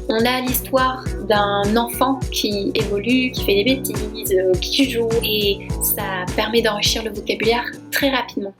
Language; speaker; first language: French; native; French